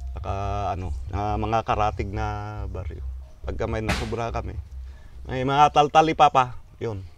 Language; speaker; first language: Filipino; non-native, local second language; Iloko